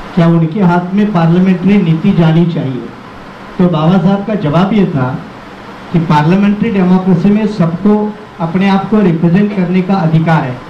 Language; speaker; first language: Hindi; non-native, local second language; Marathi